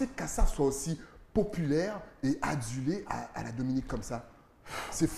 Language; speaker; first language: French; native; French